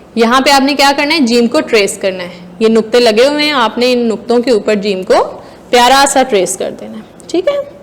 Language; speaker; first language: Hindi; non-native, local second language; Punjabi